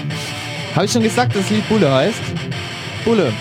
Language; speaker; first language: German; native; German